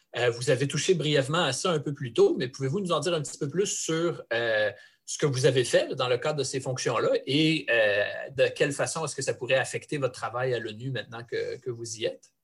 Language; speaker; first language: French; native; French